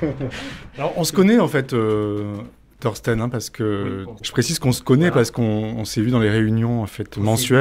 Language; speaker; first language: French; native; French